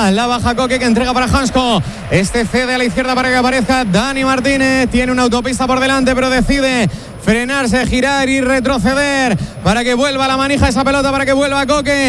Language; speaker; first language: Spanish; native; Spanish